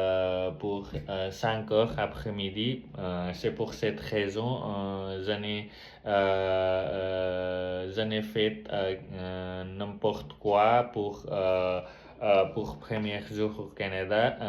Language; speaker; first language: French; non-native, learner; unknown